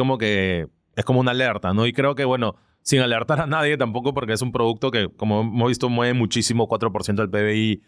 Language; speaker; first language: Spanish; native; Spanish